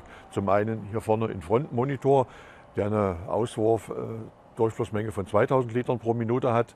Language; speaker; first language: German; native; German